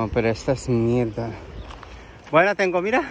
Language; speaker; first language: Spanish; non-native, learner; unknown